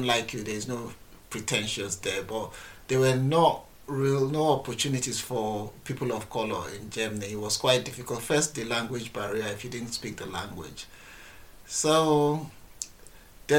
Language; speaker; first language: English; non-native, local second language; Yoruba